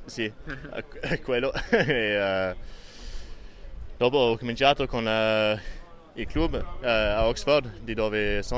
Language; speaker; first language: Italian; non-native, learner; English